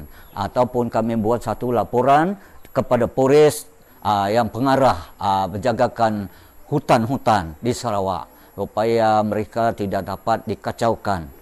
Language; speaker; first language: Indonesian; non-native, local second language; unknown